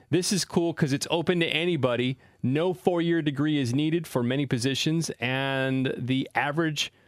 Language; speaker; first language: English; native; English